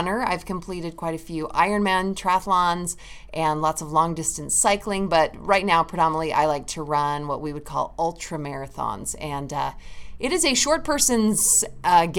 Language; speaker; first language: English; native; English